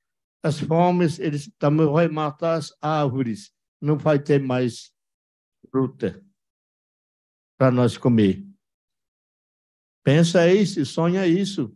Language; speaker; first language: Portuguese; non-native, local second language; Yanomámi